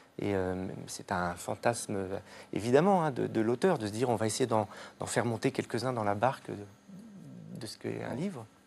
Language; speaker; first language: French; native; French